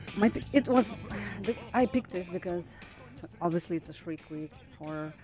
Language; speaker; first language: English; non-native, fluent; Russian